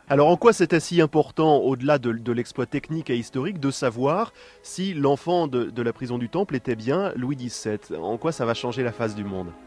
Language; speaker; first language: French; native; French